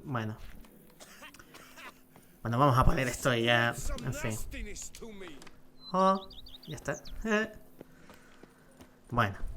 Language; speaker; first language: Spanish; native; Spanish